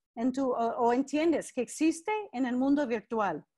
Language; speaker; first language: Spanish; non-native, fluent; English